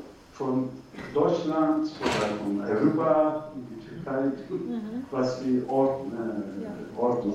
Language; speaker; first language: German; non-native, learner; Turkish